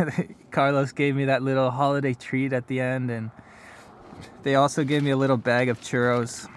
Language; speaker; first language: English; native; English